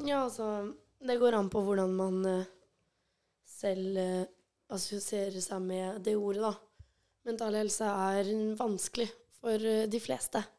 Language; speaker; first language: Norwegian; early bilingual, other home language; Albanian